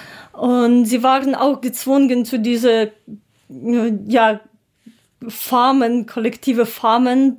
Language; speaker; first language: German; non-native, learner; Ukrainian